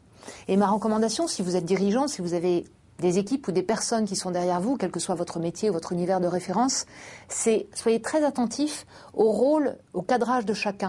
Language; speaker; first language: French; native; French